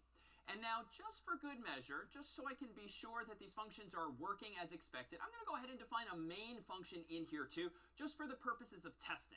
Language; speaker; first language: English; native; English